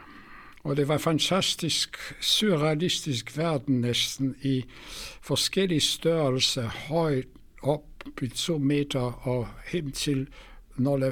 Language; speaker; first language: Swedish; non-native, fluent; Polish